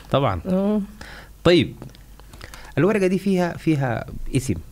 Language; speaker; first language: Arabic; native; Arabic